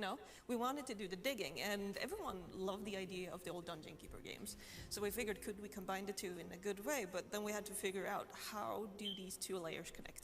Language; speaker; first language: English; non-native, fluent; Swedish